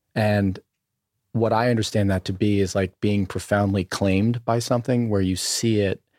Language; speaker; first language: English; native; English